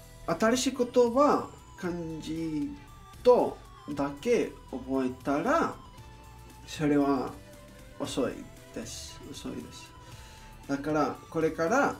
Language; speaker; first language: Japanese; non-native, learner; English